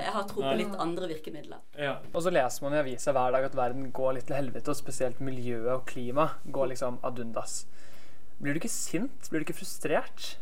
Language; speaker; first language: Norwegian; native; Norwegian